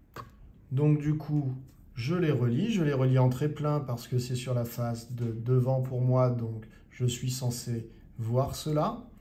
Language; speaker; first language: French; native; French